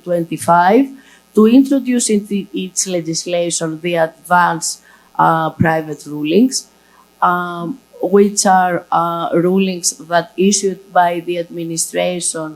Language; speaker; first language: English; non-native, fluent; Greek